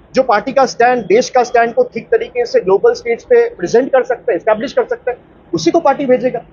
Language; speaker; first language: Hindi; non-native, local second language; Bangla